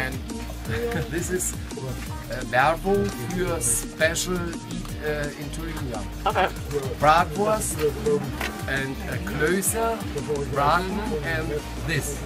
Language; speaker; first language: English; non-native, learner; German